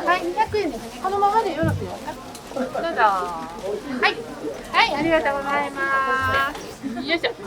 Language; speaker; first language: Japanese; native; Japanese